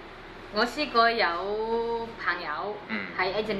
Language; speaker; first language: Chinese; non-native, learner; Indonesian